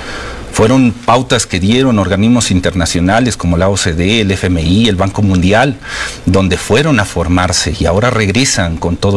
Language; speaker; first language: Spanish; native; Spanish